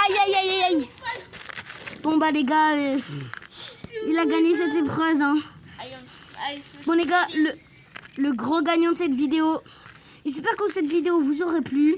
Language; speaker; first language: French; native; French